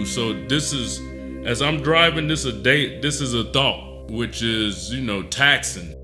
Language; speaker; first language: English; native; English